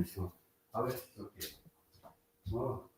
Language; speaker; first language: German; non-native, learner; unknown